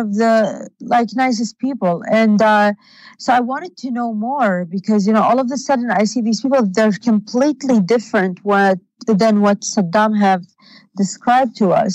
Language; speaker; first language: English; non-native, fluent; Arabic